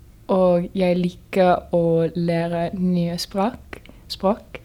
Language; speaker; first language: Norwegian; non-native, learner; German